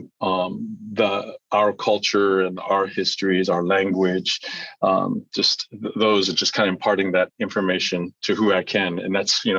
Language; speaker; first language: English; early bilingual, other home language; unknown